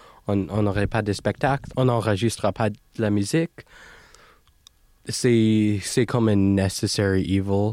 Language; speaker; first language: French; non-native, local second language; English